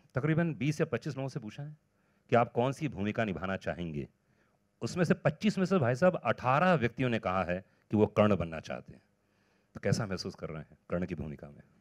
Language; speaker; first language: Hindi; native; Hindi